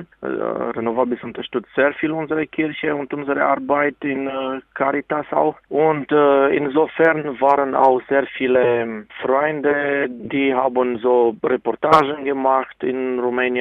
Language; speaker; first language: German; non-native, fluent; Romanian